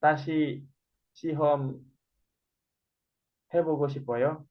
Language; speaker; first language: Korean; non-native, fluent; Indonesian